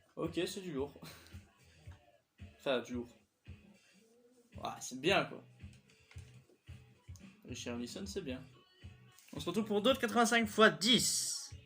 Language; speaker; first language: French; native; French